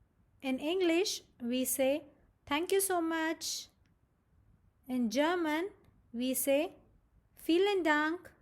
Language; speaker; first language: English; non-native, local second language; Marathi